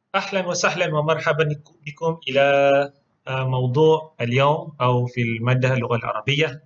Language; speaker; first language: Arabic; non-native, local second language; Malay